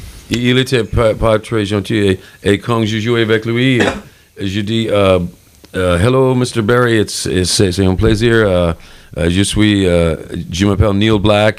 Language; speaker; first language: French; non-native, learner; English